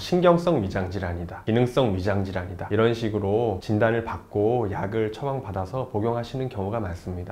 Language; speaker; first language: Korean; native; Korean